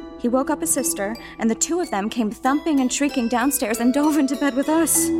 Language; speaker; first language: English; native; English